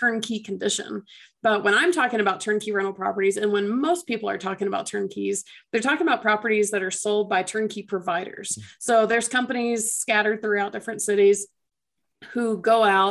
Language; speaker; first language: English; native; English